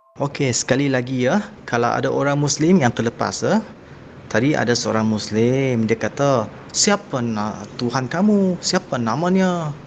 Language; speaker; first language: Malay; non-native, local second language; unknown